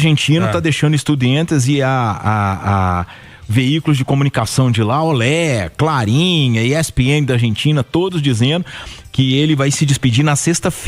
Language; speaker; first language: Portuguese; native; Portuguese